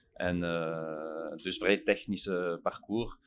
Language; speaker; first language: Dutch; non-native, fluent; Luxembourgish